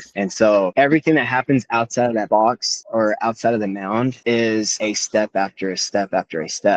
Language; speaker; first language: English; native; English